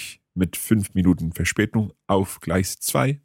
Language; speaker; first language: German; non-native, learner; English